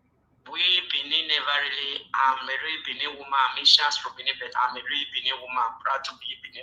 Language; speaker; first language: English; non-native, local second language; Bini